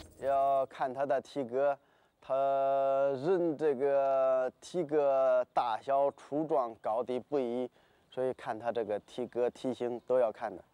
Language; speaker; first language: Chinese; native; Chinese